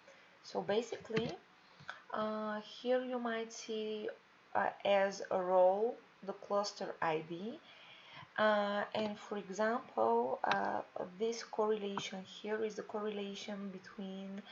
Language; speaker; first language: English; non-native, fluent; Bulgarian